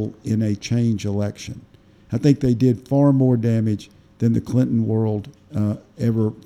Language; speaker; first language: English; native; English